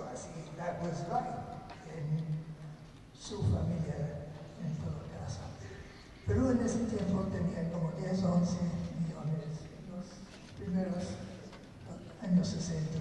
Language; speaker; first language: Spanish; non-native, fluent; English